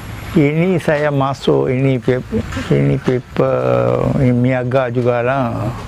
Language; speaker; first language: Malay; non-native, local second language; Tamil